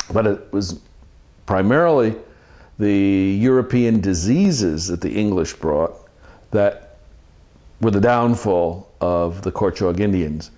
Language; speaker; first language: English; native; English